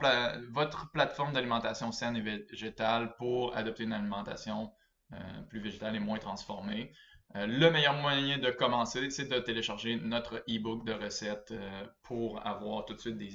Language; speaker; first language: French; native; French